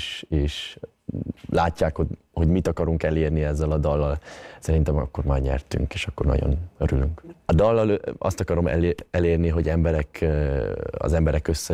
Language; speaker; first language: Hungarian; early bilingual, heritage; Hungarian